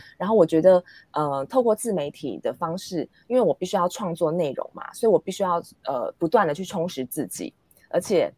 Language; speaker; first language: Chinese; native; Chinese